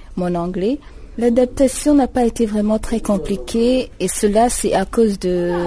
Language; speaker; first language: French; non-native, local second language; Rundi